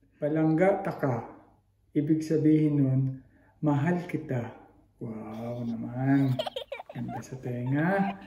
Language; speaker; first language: Filipino; non-native, local second language; Hiligaynon